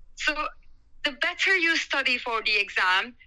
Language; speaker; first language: English; non-native, fluent; Turkish